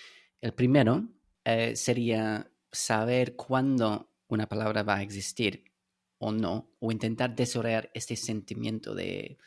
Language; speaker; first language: Spanish; non-native, fluent; English